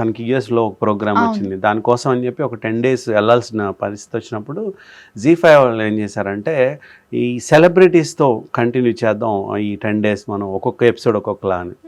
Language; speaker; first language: Telugu; native; Telugu